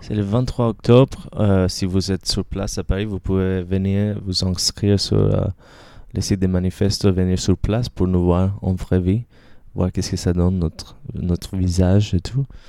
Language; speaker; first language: French; non-native, fluent; Spanish